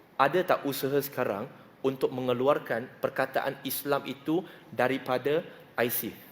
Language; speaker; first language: Malay; non-native, local second language; Chinese